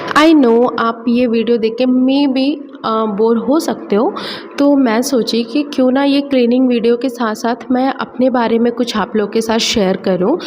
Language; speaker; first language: Hindi; non-native, local second language; Malayalam